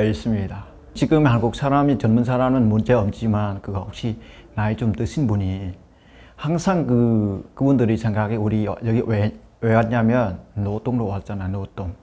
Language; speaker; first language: Korean; non-native, learner; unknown